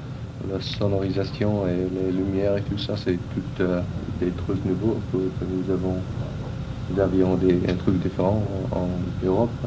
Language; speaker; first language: French; non-native, fluent; English